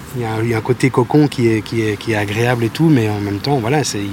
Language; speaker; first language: French; native; French